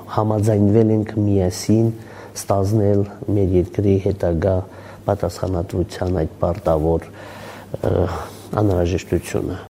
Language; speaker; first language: Armenian; native; Armenian